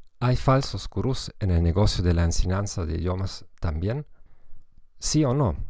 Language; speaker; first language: Spanish; non-native, fluent; German